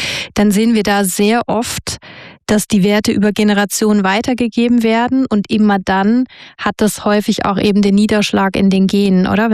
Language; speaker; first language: German; native; German